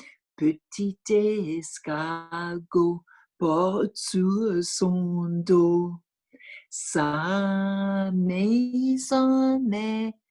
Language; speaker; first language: French; non-native, fluent; English